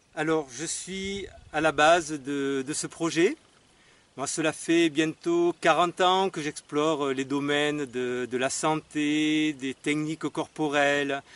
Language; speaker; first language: French; native; French